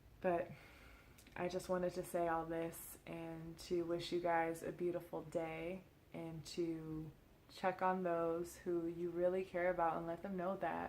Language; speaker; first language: English; native; English